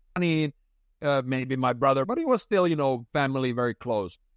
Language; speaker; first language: English; non-native, fluent; Finnish